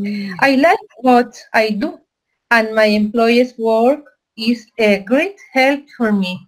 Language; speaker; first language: English; non-native, learner; Spanish